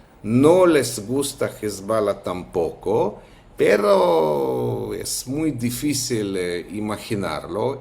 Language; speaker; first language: Spanish; non-native, fluent; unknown